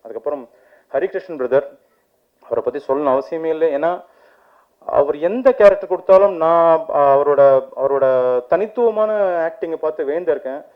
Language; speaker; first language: Tamil; native; Tamil